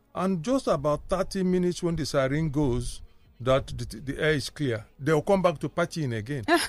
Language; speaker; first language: English; non-native, local second language; Igbo